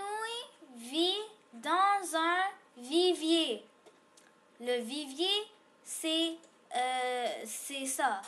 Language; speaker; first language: French; non-native, local second language; English